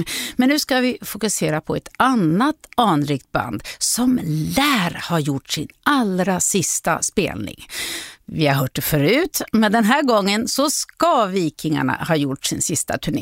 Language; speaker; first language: Swedish; native; Swedish